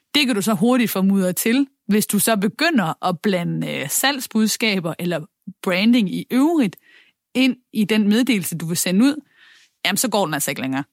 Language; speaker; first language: Danish; native; Danish